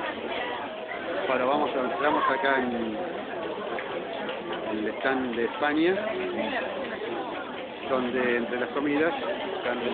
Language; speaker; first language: Spanish; native; Spanish